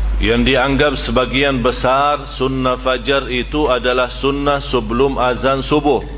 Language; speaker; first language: Malay; non-native, fluent; Arabic